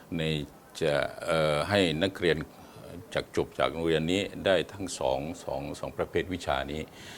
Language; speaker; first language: Thai; non-native, local second language; Malay